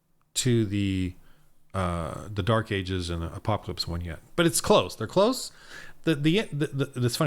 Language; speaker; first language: English; native; English